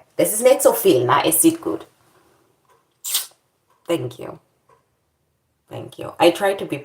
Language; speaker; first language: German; non-native, learner; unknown